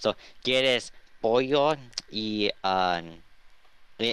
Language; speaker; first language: Spanish; non-native, learner; English